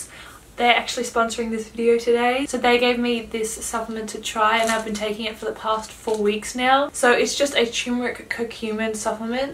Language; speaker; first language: English; native; English